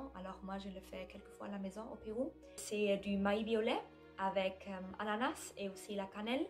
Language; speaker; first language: French; non-native, fluent; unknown